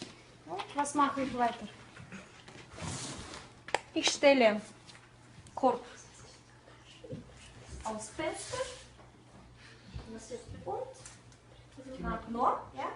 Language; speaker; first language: German; non-native, fluent; Russian